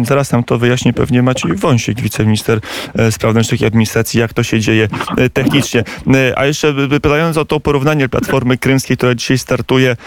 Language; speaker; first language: Polish; native; Polish